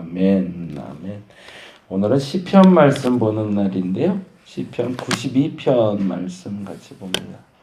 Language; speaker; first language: Korean; native; Korean